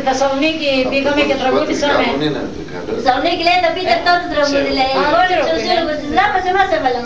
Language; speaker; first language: Greek; native; Greek